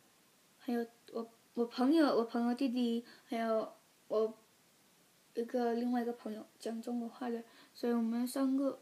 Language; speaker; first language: Chinese; early bilingual, heritage; Chinese